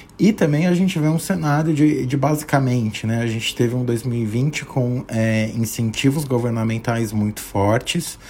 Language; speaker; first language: Portuguese; native; Portuguese